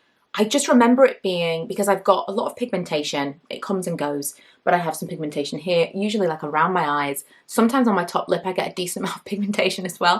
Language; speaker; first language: English; native; English